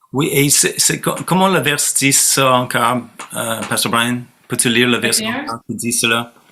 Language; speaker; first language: French; non-native, fluent; English